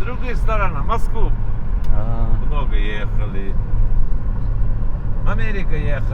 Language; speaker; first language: Russian; non-native, learner; Armenian